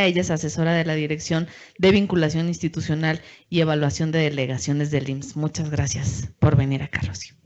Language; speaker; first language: Spanish; native; Spanish